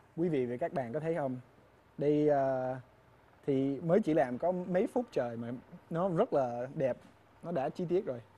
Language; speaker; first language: Vietnamese; non-native, fluent; English